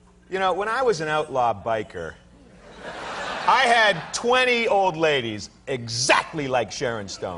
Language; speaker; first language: English; native; English